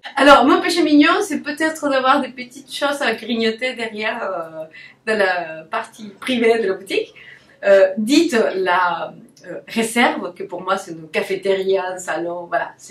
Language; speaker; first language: French; non-native, fluent; Spanish